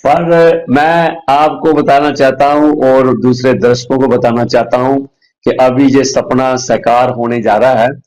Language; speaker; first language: Hindi; non-native, local second language; Punjabi